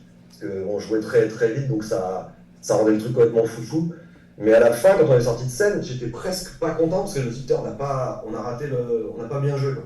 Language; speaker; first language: French; native; French